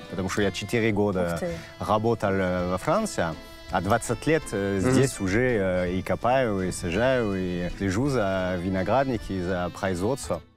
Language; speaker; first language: Russian; non-native, fluent; French